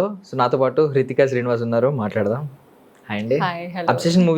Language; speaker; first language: Telugu; native; Telugu